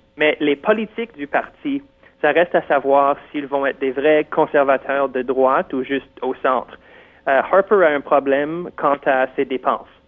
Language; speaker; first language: French; non-native, local second language; English